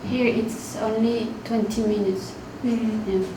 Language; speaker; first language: English; non-native, learner; French